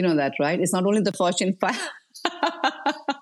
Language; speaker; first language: English; non-native, local second language; Hindi